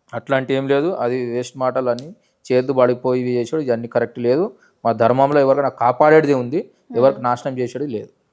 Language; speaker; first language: Telugu; native; Telugu